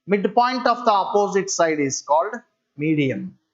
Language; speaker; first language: English; non-native, local second language; Kannada